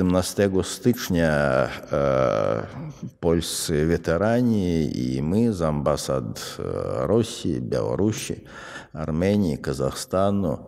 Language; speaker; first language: Polish; non-native, fluent; Russian